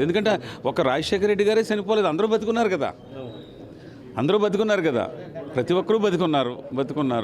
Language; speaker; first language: Telugu; native; Telugu